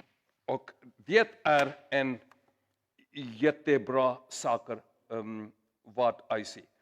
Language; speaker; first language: Swedish; non-native, learner; Urdu